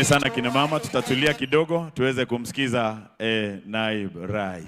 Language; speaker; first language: Swahili; non-native, local second language; Meru